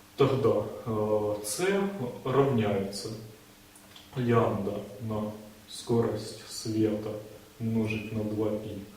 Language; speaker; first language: Russian; native; Russian